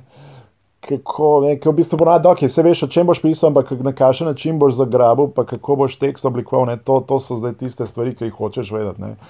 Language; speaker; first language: Slovenian; non-native, local second language; Serbian